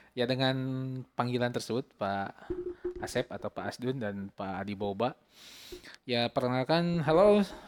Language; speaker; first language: Indonesian; non-native, local second language; Sundanese